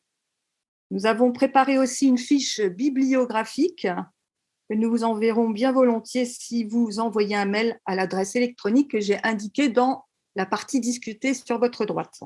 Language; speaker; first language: French; native; French